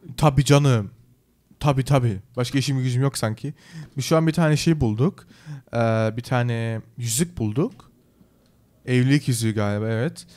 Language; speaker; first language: Turkish; early bilingual, heritage; Turkish